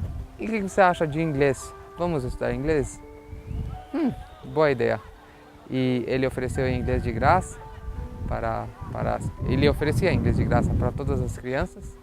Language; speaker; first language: Portuguese; non-native, fluent; Albanian